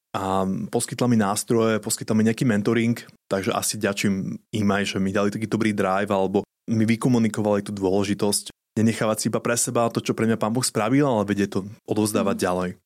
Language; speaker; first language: Slovak; native; Slovak